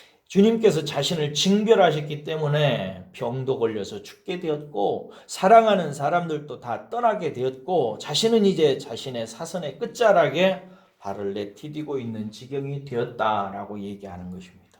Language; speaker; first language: Korean; native; Korean